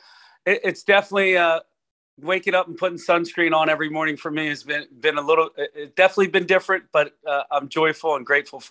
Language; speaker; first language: English; native; English